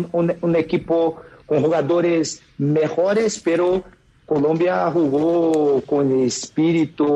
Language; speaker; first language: Spanish; non-native, fluent; Portuguese